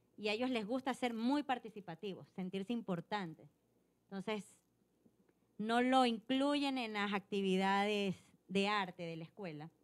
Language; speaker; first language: Spanish; native; Spanish